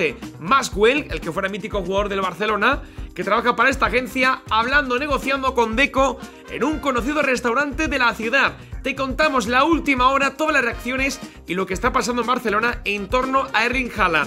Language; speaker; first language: Spanish; native; Spanish